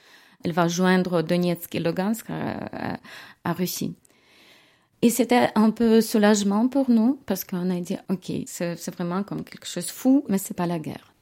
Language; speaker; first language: French; non-native, learner; Ukrainian